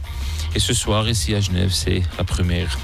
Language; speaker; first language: French; non-native, local second language; German